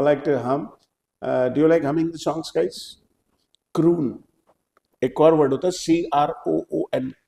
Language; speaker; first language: English; non-native, local second language; Hindi